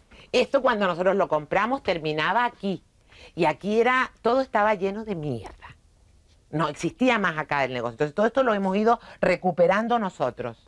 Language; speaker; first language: Spanish; native; Spanish